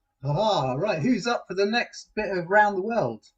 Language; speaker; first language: English; native; English